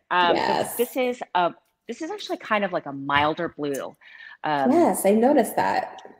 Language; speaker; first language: English; native; English